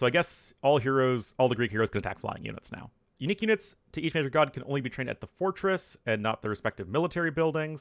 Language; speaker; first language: English; native; English